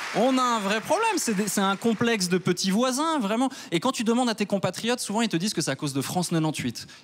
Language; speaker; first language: French; native; French